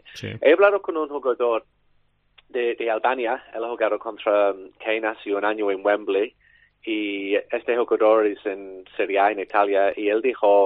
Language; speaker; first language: Spanish; non-native, learner; English